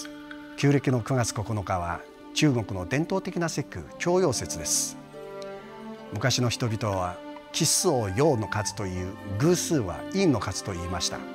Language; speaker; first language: Japanese; non-native, fluent; Chinese